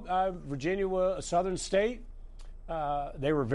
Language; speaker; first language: English; native; English